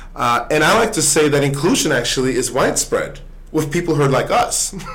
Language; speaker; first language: English; early bilingual, other home language; Swedish